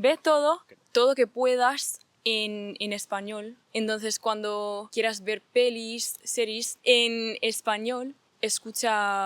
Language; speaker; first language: Spanish; non-native, fluent; Danish